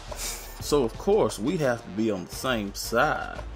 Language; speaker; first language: English; native; English